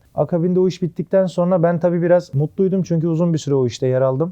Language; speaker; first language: Turkish; native; Turkish